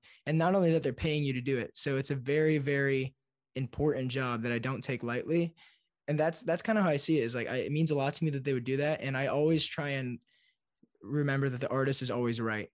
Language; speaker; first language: English; native; English